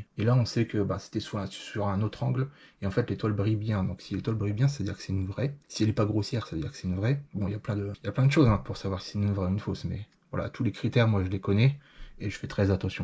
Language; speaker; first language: French; native; French